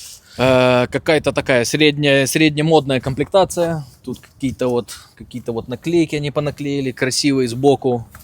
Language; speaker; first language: Russian; native; Russian